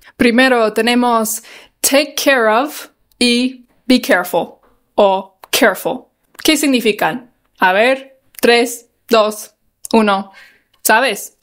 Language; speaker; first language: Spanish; non-native, fluent; English